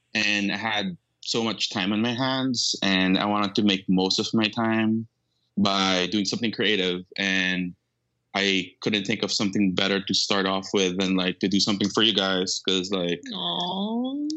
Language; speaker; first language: English; non-native, local second language; Filipino